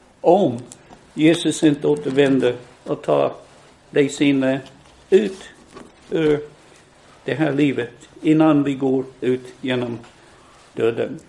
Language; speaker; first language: Swedish; non-native, fluent; English